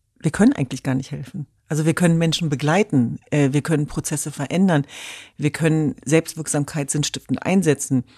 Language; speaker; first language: German; early bilingual, other home language; Kurdish